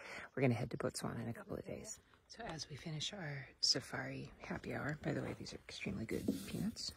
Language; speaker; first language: English; native; English